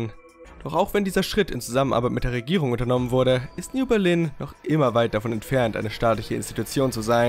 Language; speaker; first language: German; native; German